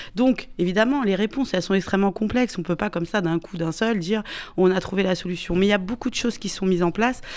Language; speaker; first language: French; native; French